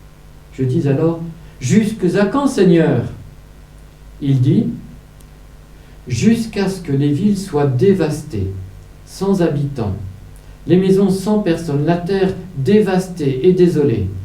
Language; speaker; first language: French; native; French